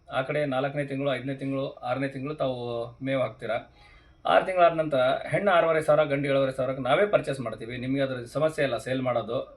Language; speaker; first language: Kannada; native; Kannada